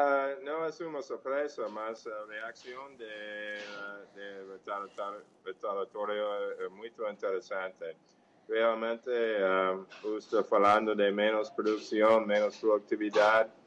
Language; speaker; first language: Portuguese; non-native, fluent; English